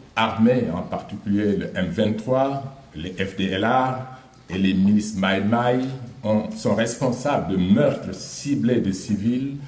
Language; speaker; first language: French; non-native, local second language; Wolof